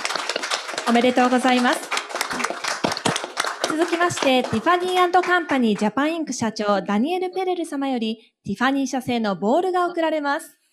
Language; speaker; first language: Japanese; native; Japanese